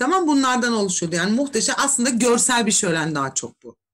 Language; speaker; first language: Turkish; native; Turkish